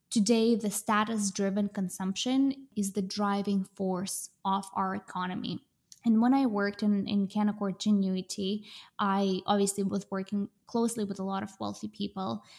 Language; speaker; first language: English; non-native, fluent; Russian